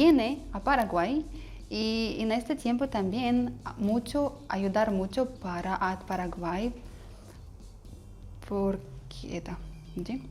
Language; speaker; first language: Spanish; non-native, learner; Russian